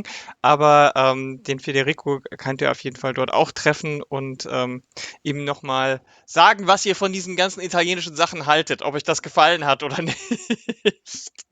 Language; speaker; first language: German; native; German